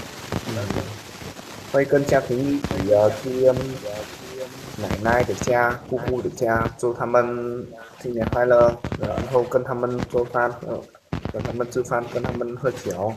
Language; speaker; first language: Chinese; non-native, learner; Vietnamese